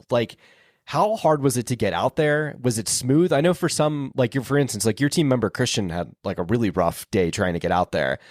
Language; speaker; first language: English; native; English